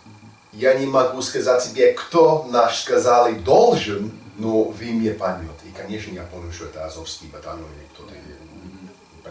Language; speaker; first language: Russian; non-native, learner; English